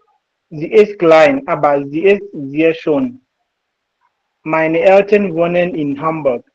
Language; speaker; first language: German; non-native, learner; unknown